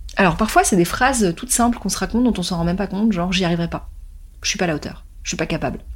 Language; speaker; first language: French; native; French